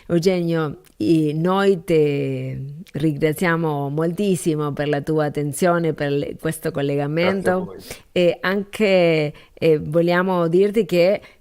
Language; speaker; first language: Italian; non-native, learner; Spanish